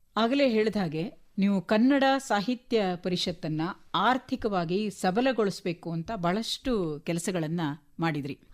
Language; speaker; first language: Kannada; native; Kannada